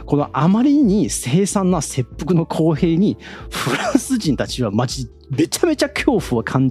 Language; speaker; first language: Japanese; native; Japanese